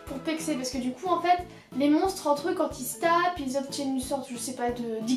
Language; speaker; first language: French; native; French